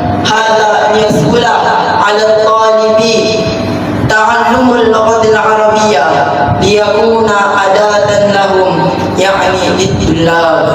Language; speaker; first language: Arabic; non-native, learner; Malay